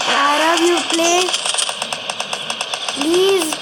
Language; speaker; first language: English; non-native, learner; Hindi